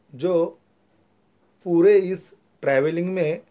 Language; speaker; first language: Hindi; non-native, local second language; Marathi